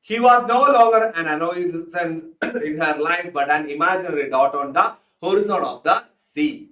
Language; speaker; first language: English; non-native, local second language; Malayalam